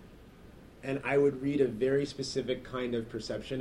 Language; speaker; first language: English; native; English